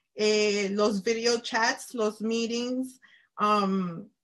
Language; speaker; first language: Spanish; early bilingual, heritage; Spanish